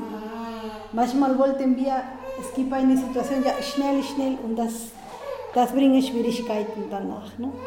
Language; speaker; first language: German; non-native, fluent; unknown